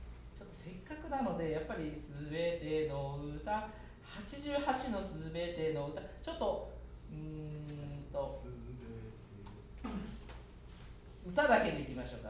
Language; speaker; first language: Japanese; native; Japanese